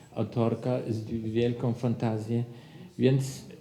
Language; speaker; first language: Polish; non-native, fluent; German